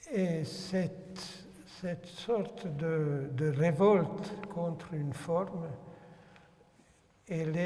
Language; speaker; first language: French; non-native, fluent; Hungarian